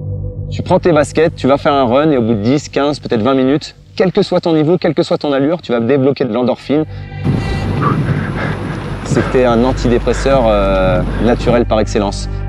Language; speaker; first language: French; native; French